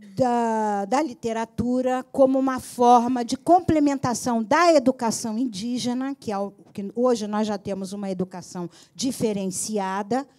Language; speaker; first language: Portuguese; native; Portuguese